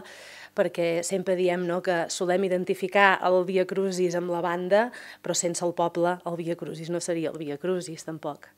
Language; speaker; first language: Catalan; native; Catalan